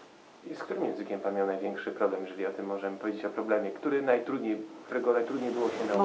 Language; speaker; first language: Polish; native; Polish